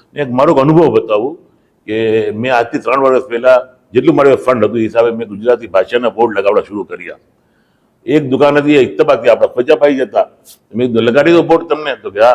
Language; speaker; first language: Gujarati; early bilingual, heritage; Gujarati